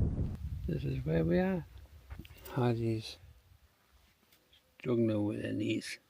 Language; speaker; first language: English; native; English